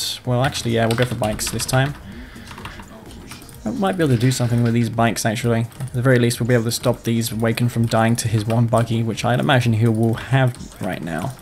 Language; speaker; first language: English; native; English